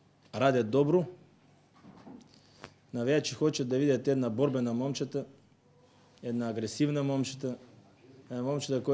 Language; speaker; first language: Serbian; non-native, learner; Bulgarian